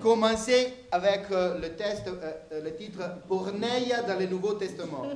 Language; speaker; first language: French; native; French